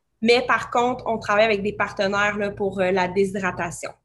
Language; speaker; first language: French; native; French